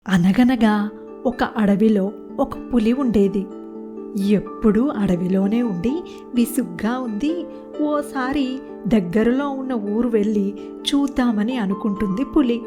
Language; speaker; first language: Telugu; native; Telugu